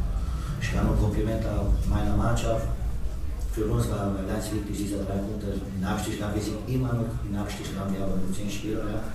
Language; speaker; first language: German; non-native, learner; Romanian